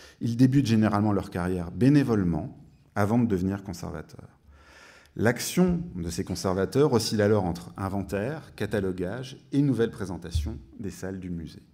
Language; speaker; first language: French; native; French